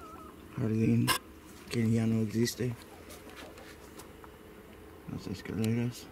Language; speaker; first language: Spanish; early bilingual, heritage; Spanish